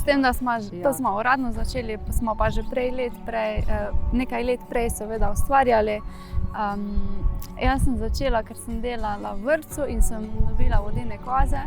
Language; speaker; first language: Slovenian; native; Slovenian